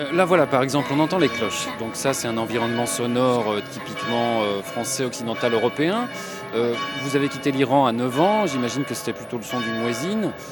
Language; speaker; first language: French; native; French